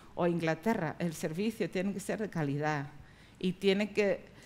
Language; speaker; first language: Spanish; non-native, fluent; Dutch